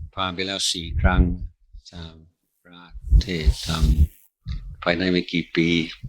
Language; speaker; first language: Thai; non-native, fluent; English